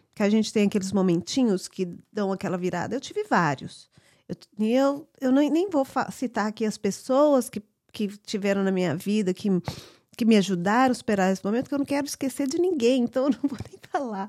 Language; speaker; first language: Portuguese; early bilingual, heritage; English